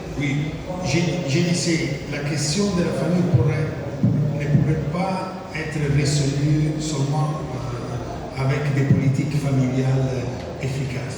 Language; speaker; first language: French; non-native, fluent; Italian